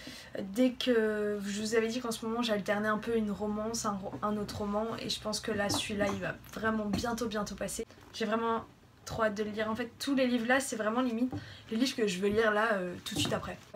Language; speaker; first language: French; native; French